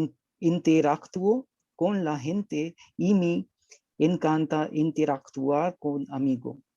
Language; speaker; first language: Spanish; non-native, learner; Hindi